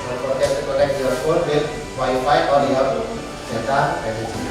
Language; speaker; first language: English; non-native, fluent; Indonesian